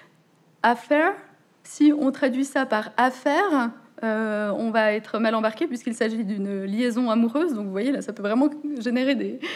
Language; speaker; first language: French; native; French